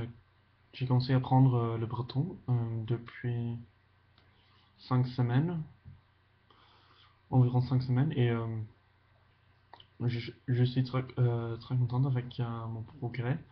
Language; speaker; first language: French; non-native, fluent; Dutch